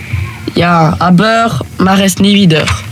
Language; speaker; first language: German; non-native, learner; French